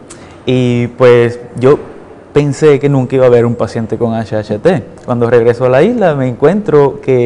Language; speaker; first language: Spanish; native; Spanish